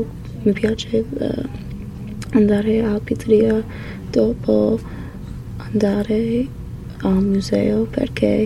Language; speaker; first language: Italian; non-native, learner; English